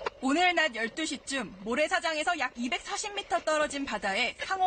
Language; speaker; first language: Korean; native; Korean